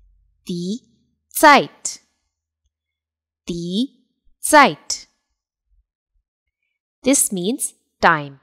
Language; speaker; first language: German; non-native, fluent; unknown